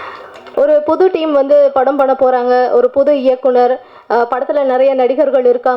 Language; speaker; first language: Tamil; native; Tamil